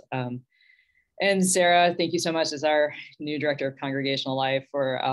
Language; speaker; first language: English; native; English